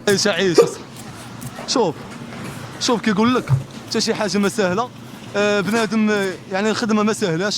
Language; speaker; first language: Arabic; native; Arabic